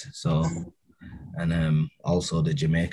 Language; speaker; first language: English; native; English